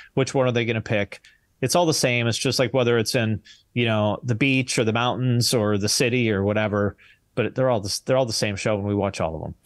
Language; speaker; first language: English; native; English